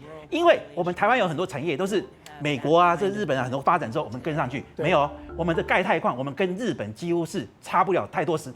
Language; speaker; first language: Chinese; native; Chinese